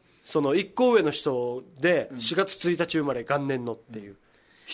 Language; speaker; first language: Japanese; native; Japanese